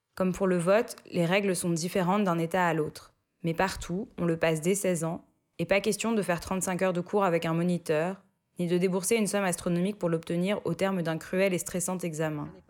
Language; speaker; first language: French; native; French